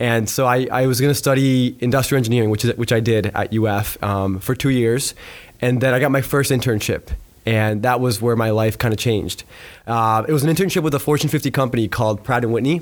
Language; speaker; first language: English; native; English